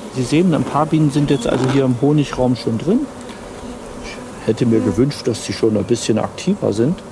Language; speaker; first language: German; native; German